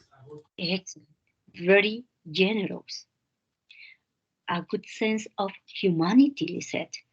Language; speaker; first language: English; non-native, fluent; Spanish